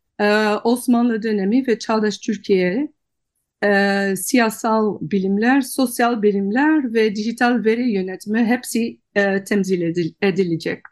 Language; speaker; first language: Turkish; non-native, fluent; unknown